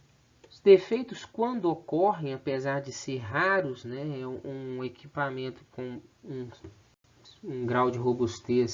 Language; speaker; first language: Portuguese; native; Portuguese